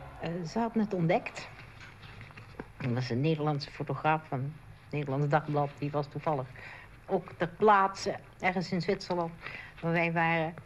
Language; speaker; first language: Dutch; native; Dutch